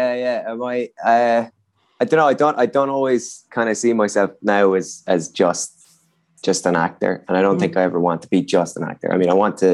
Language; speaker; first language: English; native; English